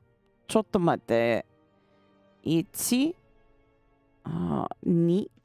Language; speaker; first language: Japanese; non-native, learner; English